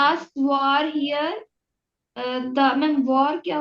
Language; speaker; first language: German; non-native, learner; Urdu